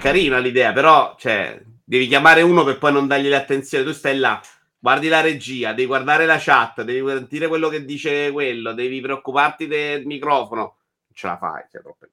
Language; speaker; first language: Italian; native; Italian